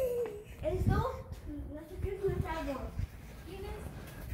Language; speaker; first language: Spanish; native; Spanish